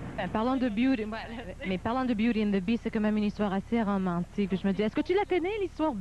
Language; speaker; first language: French; native; French